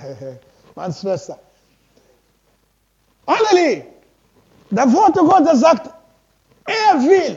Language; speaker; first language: German; non-native, learner; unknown